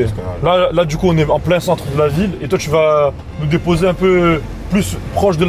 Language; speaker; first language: French; native; French